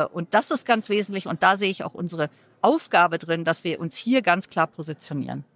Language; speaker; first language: German; native; German